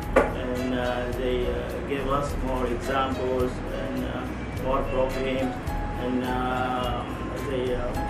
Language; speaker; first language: English; non-native, learner; Arabic